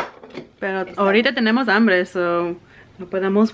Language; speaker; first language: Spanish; early bilingual, heritage; Spanish